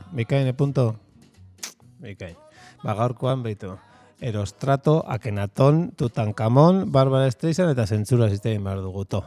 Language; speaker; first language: Basque; native; Basque